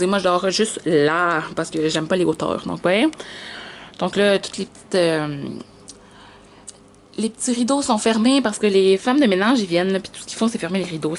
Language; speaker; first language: French; native; French